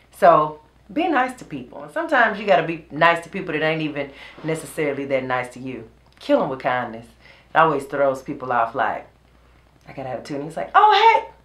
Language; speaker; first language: English; native; English